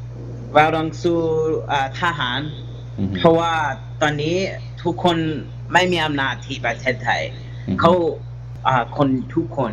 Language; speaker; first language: Thai; non-native, learner; English